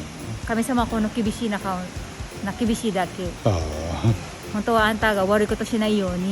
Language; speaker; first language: Japanese; non-native, learner; Filipino